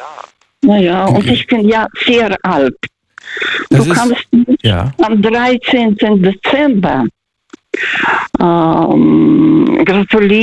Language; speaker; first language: German; early bilingual, other home language; Russian